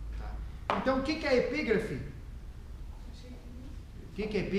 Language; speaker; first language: Portuguese; native; Portuguese